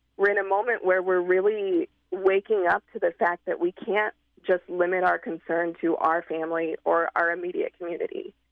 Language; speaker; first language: English; native; English